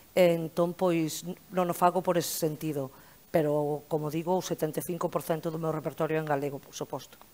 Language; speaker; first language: Galician; native; Galician